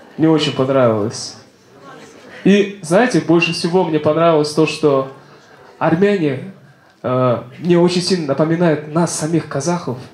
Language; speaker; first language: Russian; non-native, local second language; Kazakh